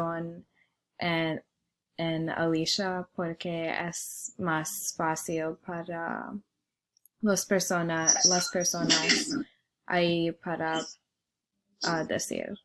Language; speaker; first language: Spanish; non-native, learner; English